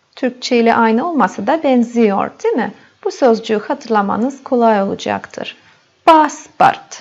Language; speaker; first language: Turkish; non-native, fluent; Russian